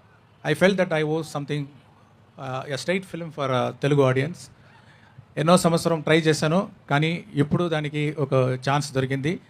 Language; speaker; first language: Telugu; non-native, learner; Tamil